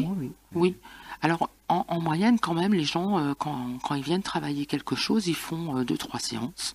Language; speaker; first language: French; native; French